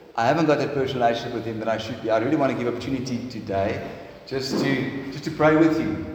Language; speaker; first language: English; non-native, local second language; Afrikaans